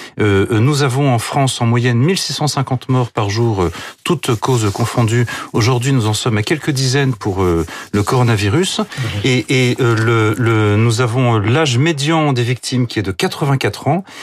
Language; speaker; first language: French; native; French